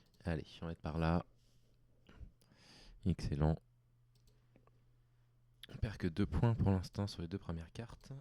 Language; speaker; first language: French; native; French